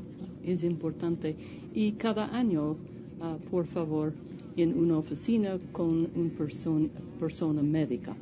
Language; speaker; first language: Spanish; non-native, learner; English